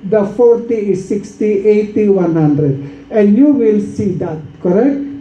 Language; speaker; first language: English; non-native, local second language; Filipino